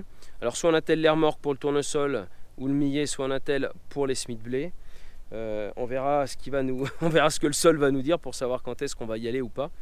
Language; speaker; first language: French; native; French